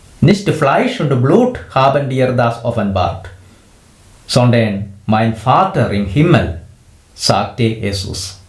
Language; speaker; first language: German; non-native, fluent; Malayalam